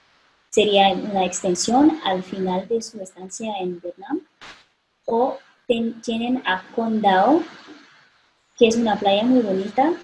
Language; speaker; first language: Spanish; non-native, fluent; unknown